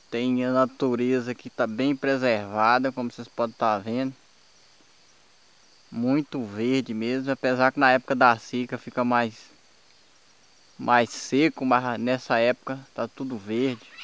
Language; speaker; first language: Portuguese; native; Portuguese